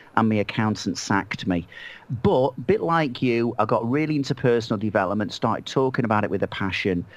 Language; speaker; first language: English; native; English